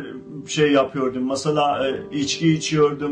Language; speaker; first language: Turkish; non-native, fluent; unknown